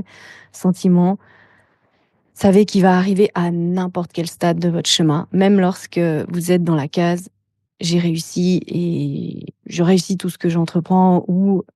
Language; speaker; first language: French; native; French